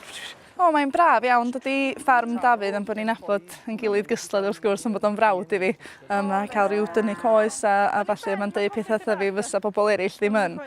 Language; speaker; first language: Welsh; native; Welsh